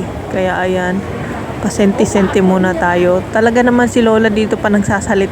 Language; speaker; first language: Filipino; native; Filipino